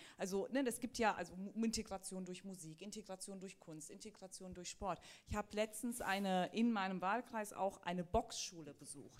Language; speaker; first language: German; early bilingual, other home language; Turkish